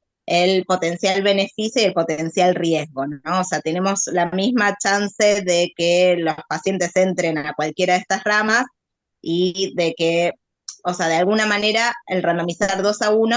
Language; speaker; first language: Spanish; native; Spanish